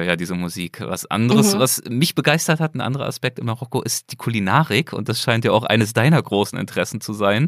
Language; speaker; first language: German; native; German